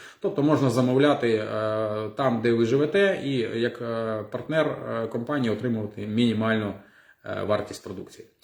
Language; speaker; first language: Ukrainian; non-native, local second language; Russian